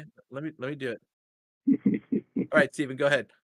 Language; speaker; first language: English; native; English